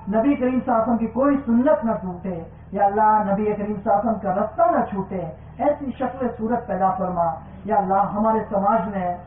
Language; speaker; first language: Urdu; non-native, local second language; Gujarati